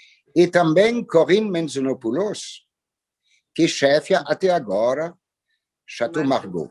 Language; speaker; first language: Portuguese; non-native, fluent; French